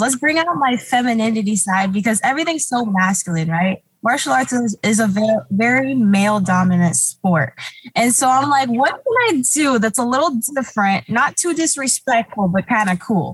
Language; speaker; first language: English; native; English